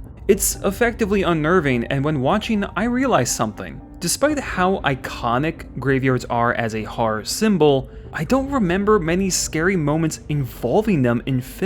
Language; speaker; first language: English; native; English